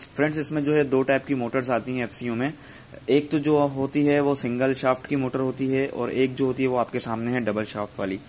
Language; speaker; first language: Urdu; native; Urdu